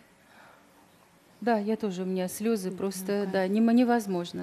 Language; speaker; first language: Russian; native; Russian